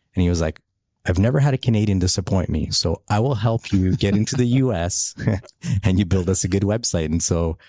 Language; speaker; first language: English; early bilingual, other home language; Polish